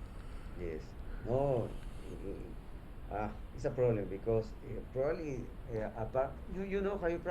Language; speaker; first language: English; non-native, learner; Spanish